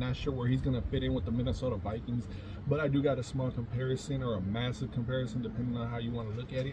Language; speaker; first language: English; native; English